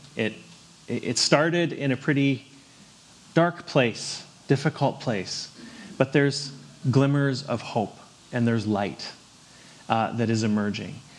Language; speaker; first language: English; native; English